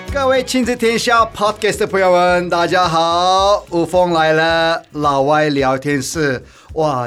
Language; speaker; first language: Chinese; non-native, fluent; Turkish